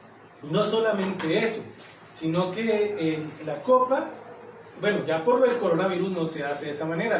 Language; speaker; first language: Spanish; native; Spanish